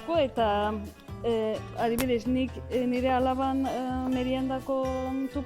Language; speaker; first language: Basque; non-native, learner; Turkish